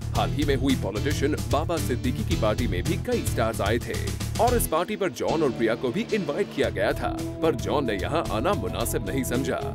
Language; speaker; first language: Hindi; native; Hindi